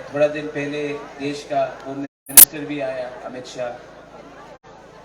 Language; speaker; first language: Hindi; non-native, local second language; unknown